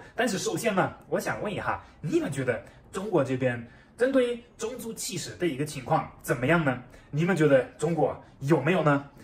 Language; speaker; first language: Chinese; non-native, fluent; German